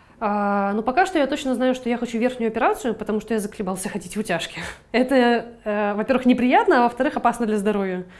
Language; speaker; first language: Russian; native; Russian